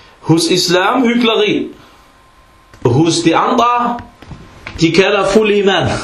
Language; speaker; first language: Danish; early bilingual, other home language; Arabic